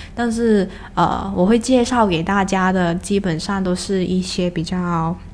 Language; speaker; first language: Chinese; non-native, local second language; Cantonese